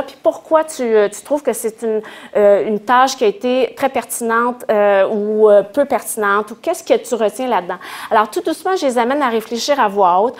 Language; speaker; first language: French; native; French